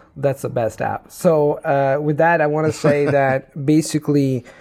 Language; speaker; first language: English; non-native, fluent; Italian